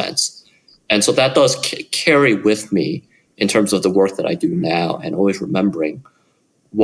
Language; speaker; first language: English; native; English